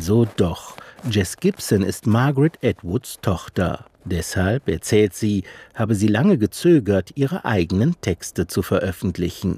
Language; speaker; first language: German; native; German